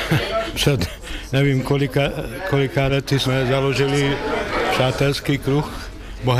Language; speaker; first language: Czech; non-native, fluent; Hungarian